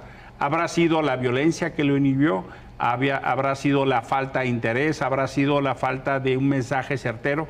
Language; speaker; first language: Spanish; native; Spanish